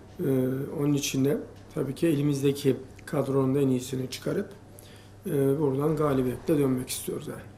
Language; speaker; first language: Turkish; native; Turkish